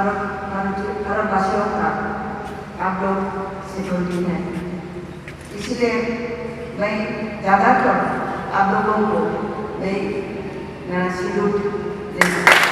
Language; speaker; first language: Hindi; non-native, local second language; Assamese